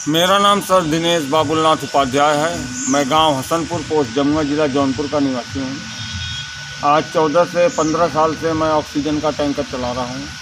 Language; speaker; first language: Hindi; native; Hindi